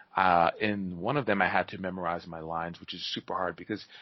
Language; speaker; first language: English; native; English